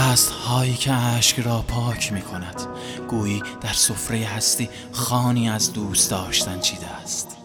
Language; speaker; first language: Persian; native; Persian